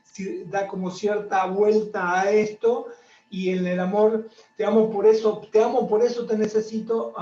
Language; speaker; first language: Spanish; native; Spanish